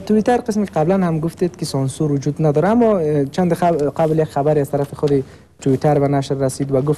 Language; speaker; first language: Persian; native; Persian